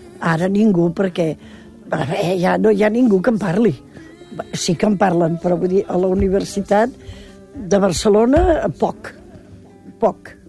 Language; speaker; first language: Catalan; native; Catalan